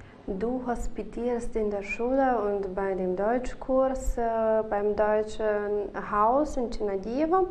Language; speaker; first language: German; non-native, fluent; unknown